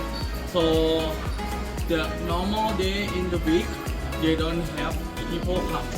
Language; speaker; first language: English; non-native, fluent; Thai